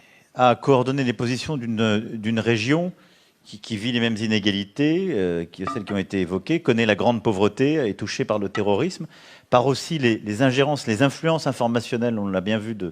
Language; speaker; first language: French; native; French